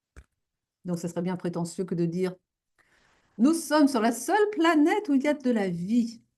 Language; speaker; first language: French; native; French